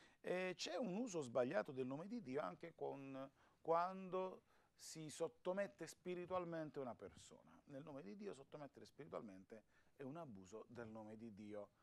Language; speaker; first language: Italian; native; Italian